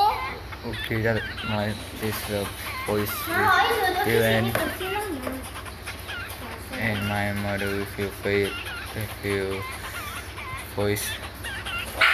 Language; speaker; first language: English; non-native, learner; Indonesian